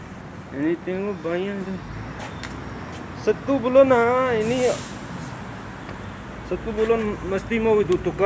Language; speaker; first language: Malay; non-native, learner; Hindi